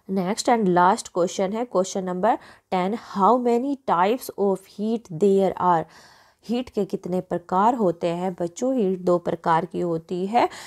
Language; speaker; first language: Hindi; native; Hindi